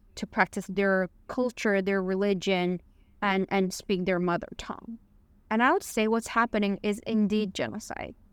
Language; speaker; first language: English; non-native, fluent; Chinese